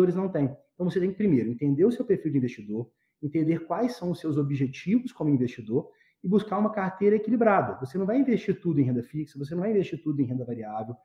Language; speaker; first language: Portuguese; native; Portuguese